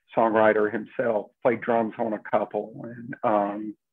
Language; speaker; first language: English; native; English